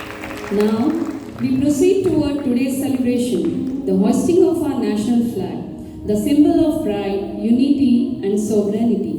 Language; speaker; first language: English; non-native, local second language; Marathi